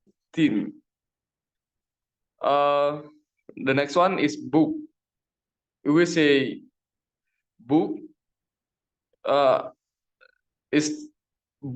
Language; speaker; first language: English; non-native, learner; Indonesian